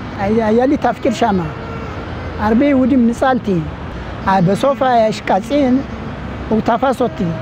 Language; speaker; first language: Hebrew; non-native, learner; Amharic